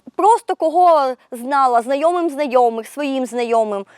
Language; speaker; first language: Ukrainian; native; Ukrainian